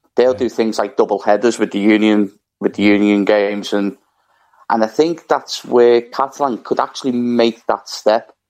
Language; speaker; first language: English; native; English